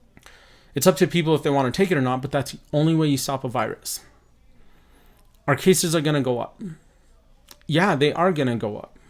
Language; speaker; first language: English; native; English